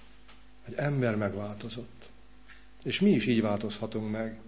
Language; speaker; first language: Hungarian; native; Hungarian